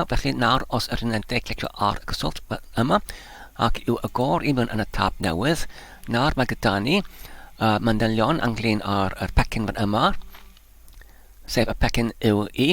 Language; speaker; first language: Welsh; non-native, learner; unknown